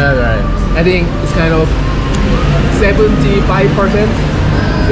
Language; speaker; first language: English; non-native, learner; Korean